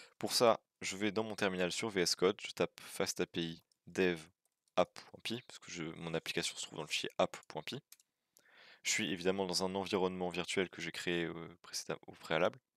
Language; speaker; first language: French; native; French